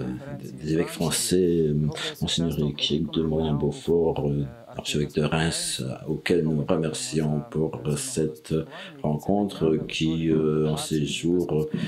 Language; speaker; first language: French; non-native, fluent; Ukrainian